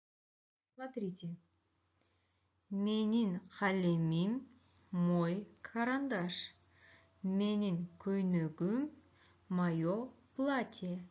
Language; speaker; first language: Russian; non-native, local second language; Kyrgyz